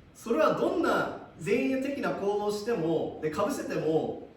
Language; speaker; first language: Japanese; early bilingual, heritage; Japanese